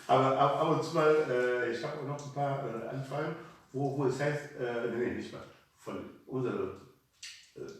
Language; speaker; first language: German; non-native, learner; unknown